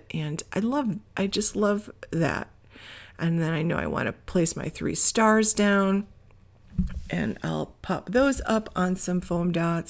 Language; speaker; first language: English; native; English